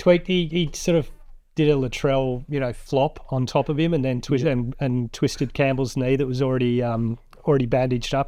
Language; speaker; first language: English; native; English